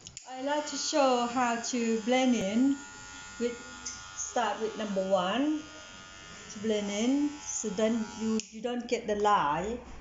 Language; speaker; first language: English; non-native, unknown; Thai